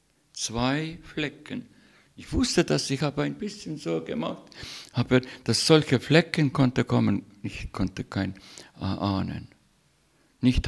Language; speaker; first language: German; non-native, learner; Russian